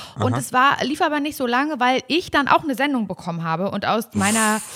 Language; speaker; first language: German; native; German